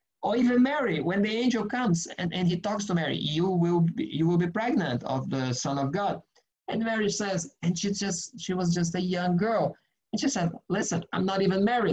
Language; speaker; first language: English; non-native, fluent; Portuguese